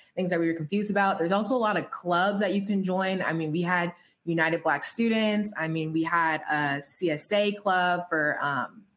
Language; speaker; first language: English; native; English